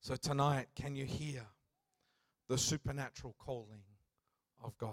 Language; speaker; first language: English; native; English